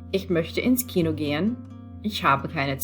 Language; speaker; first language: German; non-native, fluent; English